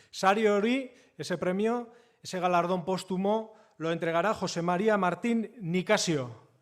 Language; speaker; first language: Spanish; native; Spanish